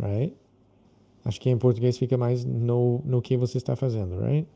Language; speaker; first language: Portuguese; non-native, fluent; English